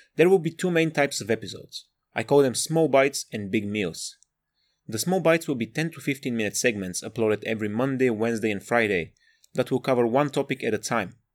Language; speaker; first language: English; non-native, fluent; Bulgarian